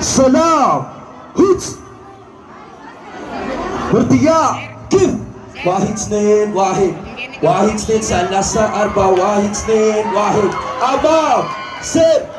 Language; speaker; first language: Arabic; non-native, learner; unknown